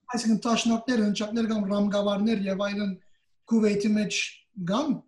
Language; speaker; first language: Armenian; early bilingual, heritage; Armenian